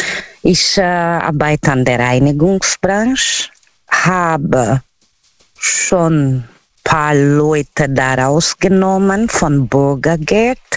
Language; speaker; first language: German; non-native, learner; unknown